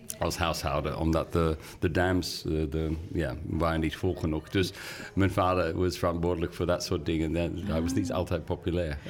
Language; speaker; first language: Dutch; non-native, fluent; English